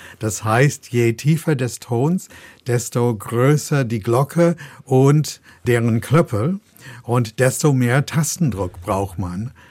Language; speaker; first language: German; non-native, fluent; English